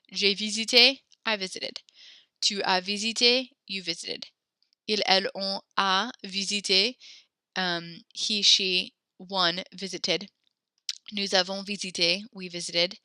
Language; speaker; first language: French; non-native, fluent; English